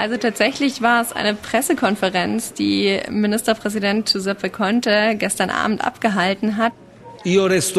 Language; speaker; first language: German; native; German